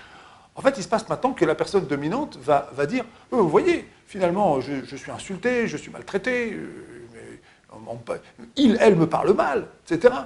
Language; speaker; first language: French; native; French